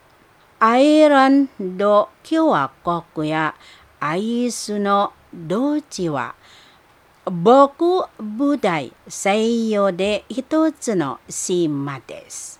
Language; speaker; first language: Japanese; non-native, fluent; Indonesian